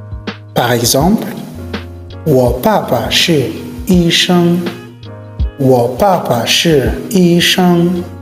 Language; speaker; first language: Chinese; non-native, fluent; French